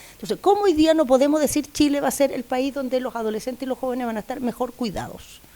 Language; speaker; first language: Spanish; native; Spanish